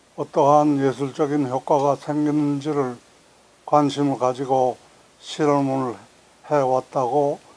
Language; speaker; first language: Korean; native; Korean